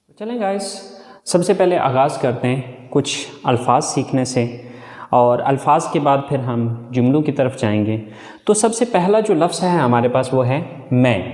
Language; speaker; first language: Urdu; native; Urdu